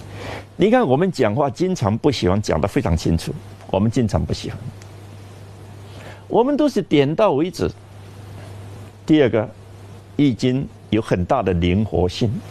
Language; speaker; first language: Chinese; native; Chinese